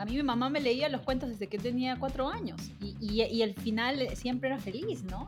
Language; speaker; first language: Spanish; native; Spanish